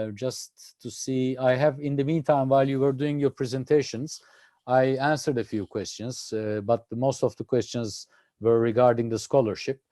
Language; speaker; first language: English; non-native, fluent; Turkish